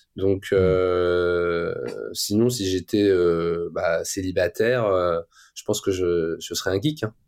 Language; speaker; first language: French; native; French